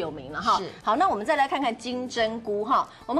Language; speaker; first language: Chinese; native; Chinese